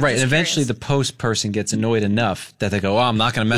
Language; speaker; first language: English; native; English